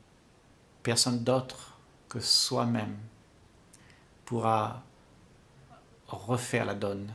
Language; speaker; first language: French; native; French